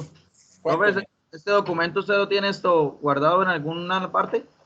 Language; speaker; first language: Spanish; native; Spanish